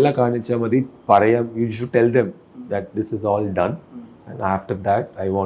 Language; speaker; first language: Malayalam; non-native, local second language; Tamil